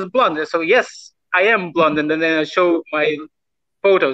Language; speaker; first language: English; non-native, fluent; Lithuanian